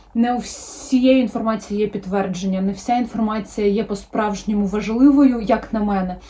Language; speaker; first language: Ukrainian; non-native, local second language; Russian